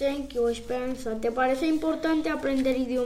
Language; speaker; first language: Spanish; early bilingual, other home language; Arabic